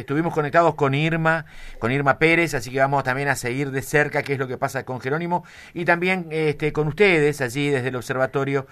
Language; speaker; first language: Spanish; native; Spanish